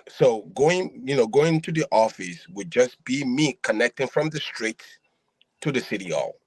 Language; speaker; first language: English; non-native, local second language; Yoruba